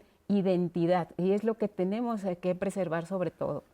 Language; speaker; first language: Spanish; native; Spanish